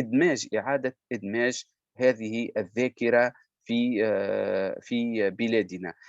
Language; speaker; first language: Arabic; native; Arabic